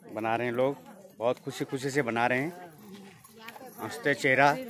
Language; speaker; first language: Hindi; native; Hindi